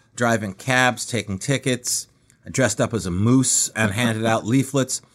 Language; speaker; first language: English; native; English